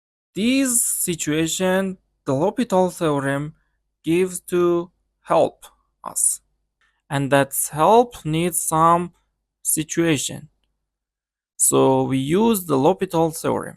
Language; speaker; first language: English; non-native, learner; Persian